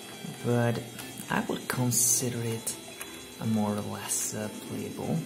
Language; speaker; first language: English; non-native, fluent; Hungarian